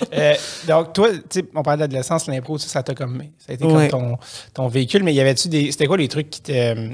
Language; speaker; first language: French; native; French